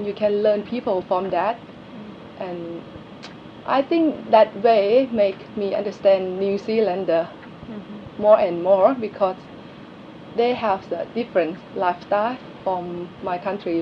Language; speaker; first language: English; non-native, learner; Thai